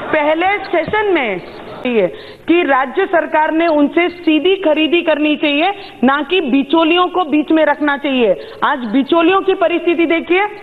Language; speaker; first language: Hindi; non-native, local second language; Punjabi